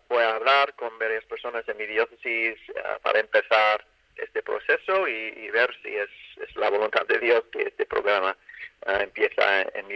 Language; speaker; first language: Spanish; non-native, fluent; English